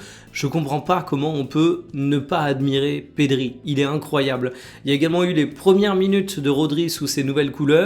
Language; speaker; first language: French; native; French